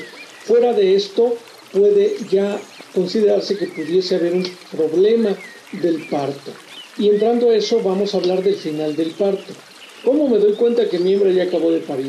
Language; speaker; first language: Spanish; native; Spanish